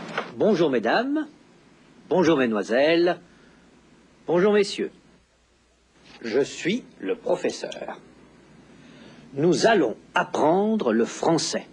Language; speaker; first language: French; native; French